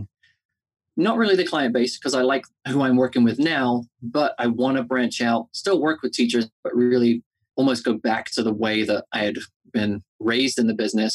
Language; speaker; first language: English; native; English